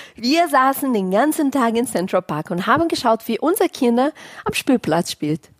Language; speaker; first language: German; non-native, fluent; Portuguese